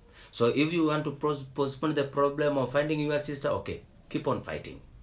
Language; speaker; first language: English; non-native, local second language; Swahili